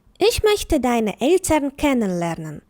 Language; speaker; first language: German; non-native, fluent; Ukrainian